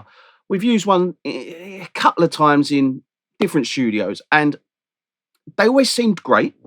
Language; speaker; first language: English; native; English